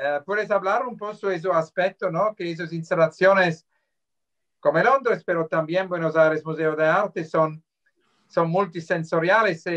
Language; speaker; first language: Spanish; non-native, fluent; Swiss German